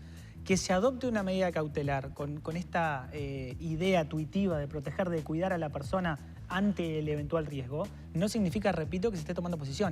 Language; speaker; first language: Spanish; native; Spanish